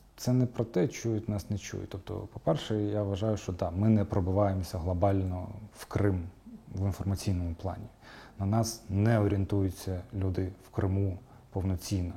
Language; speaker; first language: Ukrainian; non-native, local second language; Crimean Tatar